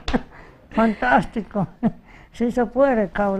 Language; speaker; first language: Spanish; early bilingual, heritage; Spanish